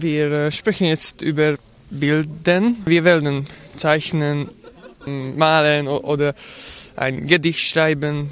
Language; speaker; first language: German; non-native, learner; Slovak